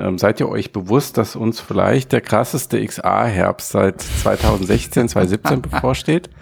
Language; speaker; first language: German; native; German